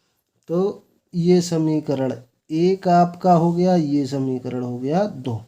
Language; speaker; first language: Hindi; native; Hindi